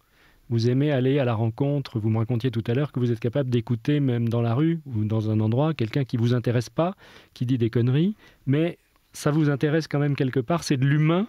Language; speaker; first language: French; native; French